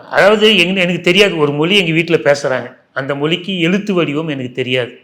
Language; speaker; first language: Tamil; non-native, local second language; Telugu